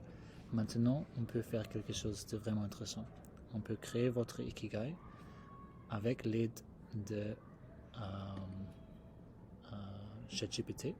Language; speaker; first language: French; non-native, fluent; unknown